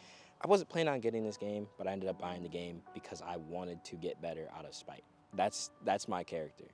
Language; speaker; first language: English; native; English